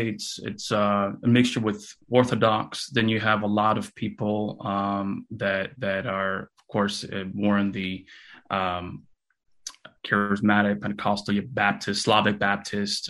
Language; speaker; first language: English; early bilingual, other home language; Russian